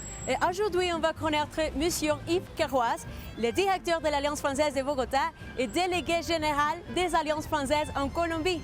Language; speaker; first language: French; non-native, fluent; Spanish